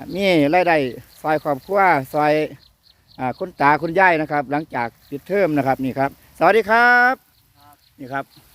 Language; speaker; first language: Thai; non-native, local second language; Northeastern Thai